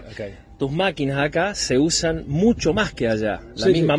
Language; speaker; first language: Spanish; native; Spanish